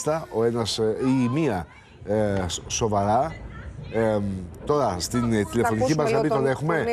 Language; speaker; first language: Greek; native; Greek